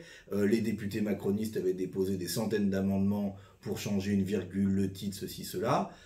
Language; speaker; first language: French; native; French